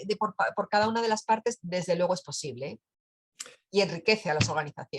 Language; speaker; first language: Spanish; native; Spanish